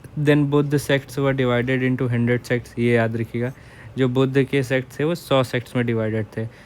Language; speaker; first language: Hindi; native; Hindi